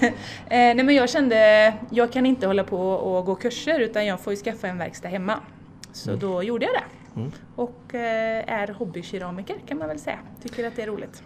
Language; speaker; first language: Swedish; native; Swedish